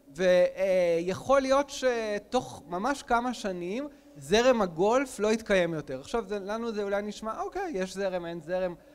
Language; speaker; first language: Hebrew; native; Hebrew